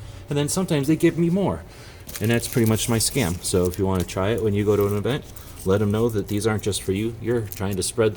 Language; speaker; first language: English; native; English